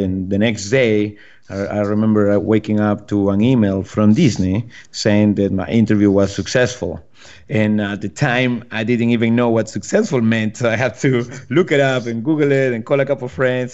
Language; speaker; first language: English; non-native, fluent; Spanish